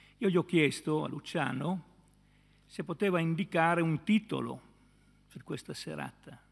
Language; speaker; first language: Italian; native; Italian